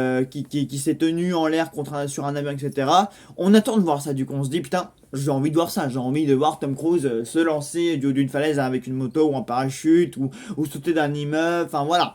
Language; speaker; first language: French; native; French